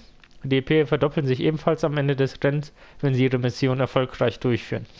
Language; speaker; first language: German; native; German